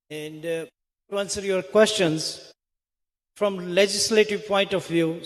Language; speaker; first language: English; non-native, local second language; Hindi